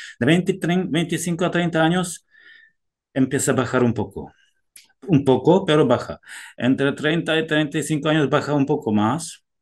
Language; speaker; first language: Spanish; non-native, fluent; Czech